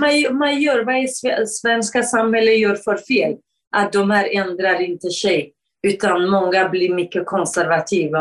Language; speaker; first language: Swedish; non-native, fluent; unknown